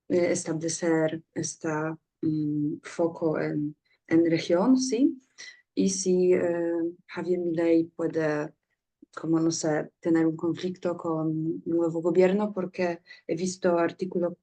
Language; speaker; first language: Spanish; non-native, learner; Polish